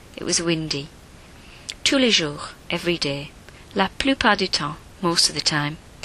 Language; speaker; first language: English; native; English